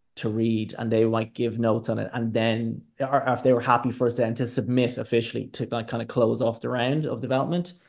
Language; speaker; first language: English; native; English